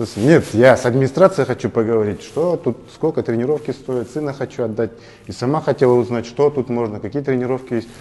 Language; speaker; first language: Russian; non-native, local second language; Kazakh